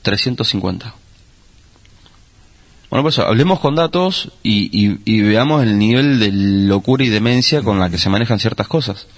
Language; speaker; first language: Spanish; native; Spanish